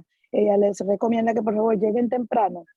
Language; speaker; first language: Spanish; native; Spanish